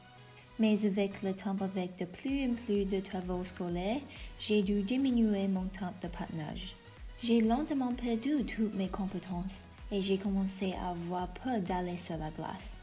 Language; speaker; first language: French; non-native, learner; Chinese